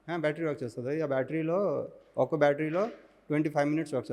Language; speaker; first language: Telugu; non-native, local second language; Odia